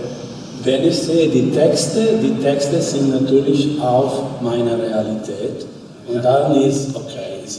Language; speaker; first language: German; non-native, fluent; Italian